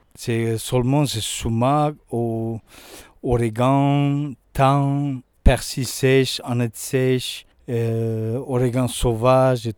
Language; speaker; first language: French; non-native, learner; Turkish